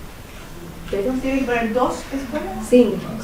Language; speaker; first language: Spanish; native; Spanish